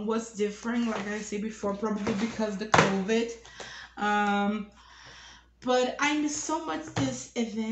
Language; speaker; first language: English; non-native, learner; Portuguese